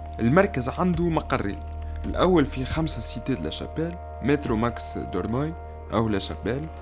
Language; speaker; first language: Arabic; native; Arabic